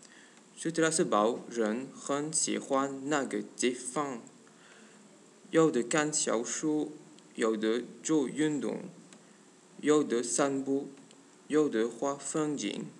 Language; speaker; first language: Chinese; non-native, learner; French